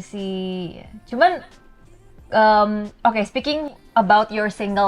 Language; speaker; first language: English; non-native, fluent; Indonesian